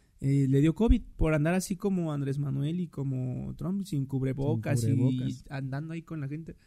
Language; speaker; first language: Spanish; native; Spanish